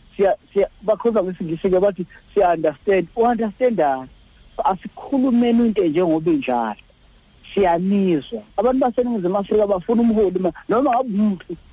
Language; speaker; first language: Zulu; native; Zulu